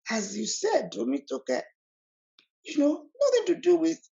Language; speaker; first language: English; non-native, local second language; Yoruba